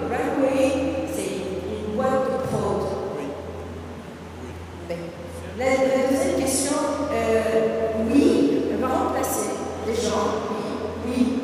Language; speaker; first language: French; non-native, local second language; Arabic